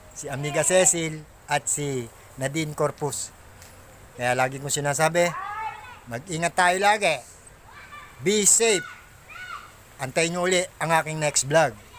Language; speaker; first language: Filipino; native; Filipino